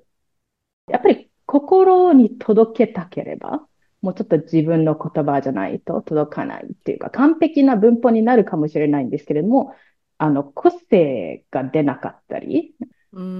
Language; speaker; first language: Japanese; non-native, fluent; Cantonese